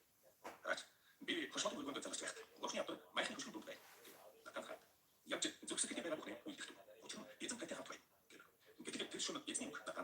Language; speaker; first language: Mongolian; native; Mongolian